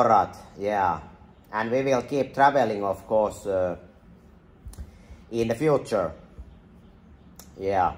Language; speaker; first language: English; non-native, fluent; Finnish